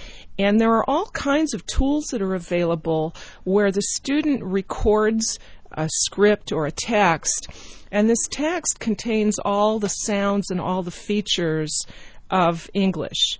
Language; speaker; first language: English; native; English